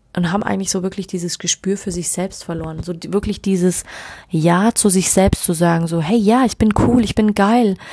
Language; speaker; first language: German; native; German